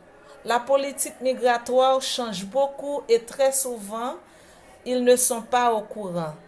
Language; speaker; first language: French; non-native, local second language; Haitian Creole